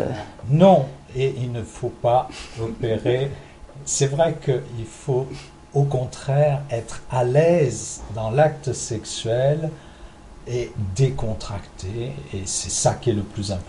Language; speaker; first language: French; native; French